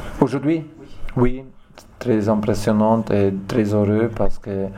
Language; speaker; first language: French; non-native, learner; German